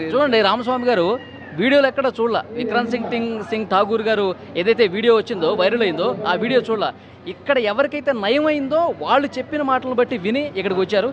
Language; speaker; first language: Telugu; native; Telugu